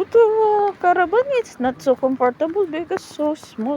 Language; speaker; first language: English; non-native, learner; Filipino